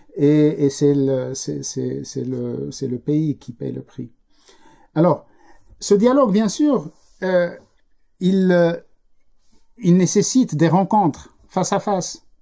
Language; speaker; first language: French; non-native, local second language; Arabic